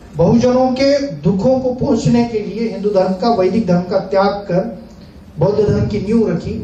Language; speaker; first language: Hindi; non-native, local second language; Marathi